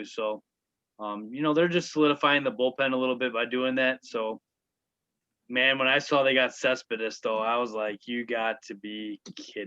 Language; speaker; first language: English; native; English